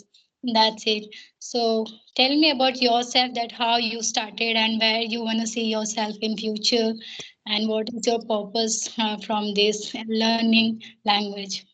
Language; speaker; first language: English; non-native, learner; Hindi